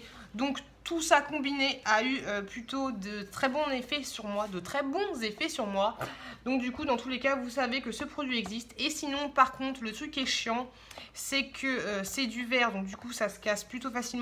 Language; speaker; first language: French; native; French